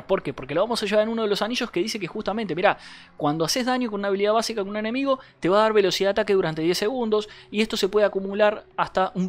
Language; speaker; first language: Spanish; native; Spanish